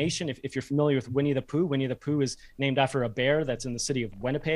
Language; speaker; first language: English; native; English